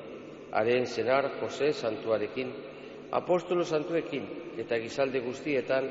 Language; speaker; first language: Basque; native; Basque